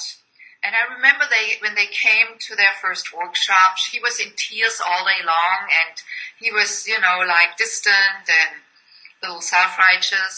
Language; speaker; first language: English; non-native, fluent; German